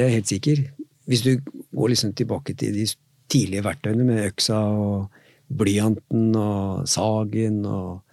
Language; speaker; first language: Norwegian; native; Norwegian